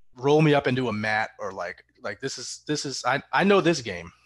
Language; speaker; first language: English; native; English